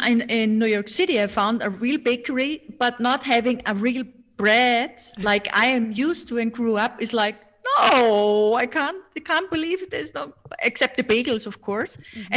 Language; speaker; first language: English; non-native, fluent; German